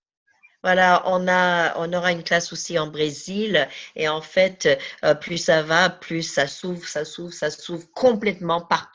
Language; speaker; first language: French; native; French